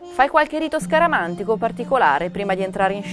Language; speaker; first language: Italian; native; Italian